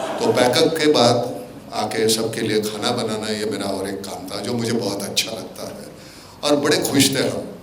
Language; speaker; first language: Hindi; non-native, local second language; Marathi